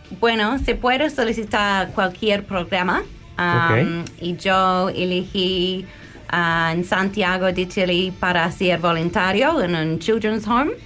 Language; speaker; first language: Spanish; non-native, learner; English